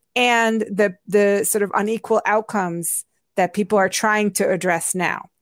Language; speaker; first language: English; non-native, fluent; Hungarian